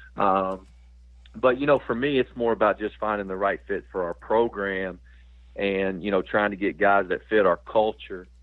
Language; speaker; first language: English; native; English